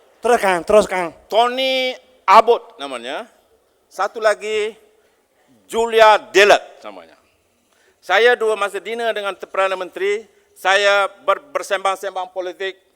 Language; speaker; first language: Malay; native; Malay